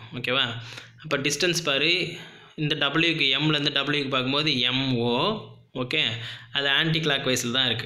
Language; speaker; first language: Tamil; native; Tamil